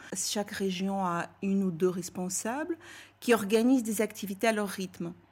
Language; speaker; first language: French; non-native, fluent; Bulgarian